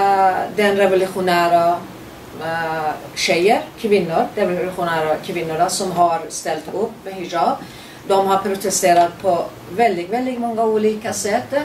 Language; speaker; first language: Swedish; non-native, fluent; Persian